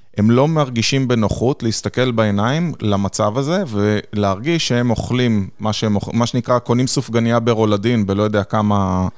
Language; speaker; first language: Hebrew; native; Hebrew